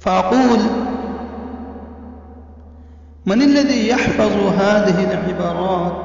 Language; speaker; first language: Arabic; non-native, fluent; Urdu